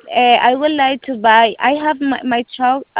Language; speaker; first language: English; non-native, learner; Spanish